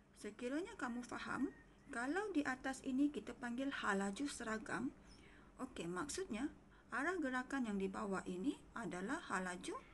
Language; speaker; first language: Malay; non-native, local second language; Iban